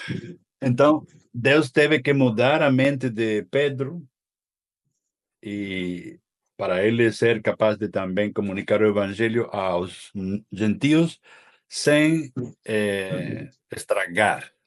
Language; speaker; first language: Portuguese; non-native, fluent; Spanish